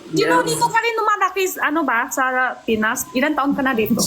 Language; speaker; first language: Filipino; non-native, learner; Chinese